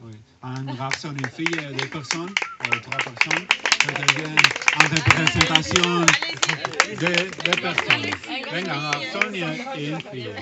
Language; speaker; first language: French; non-native, learner; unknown